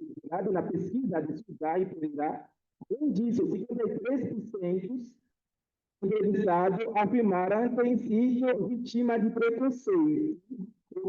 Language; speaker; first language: Portuguese; non-native, fluent; Haitian Creole